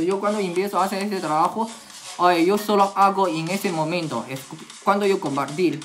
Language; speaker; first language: Spanish; non-native, learner; Chinese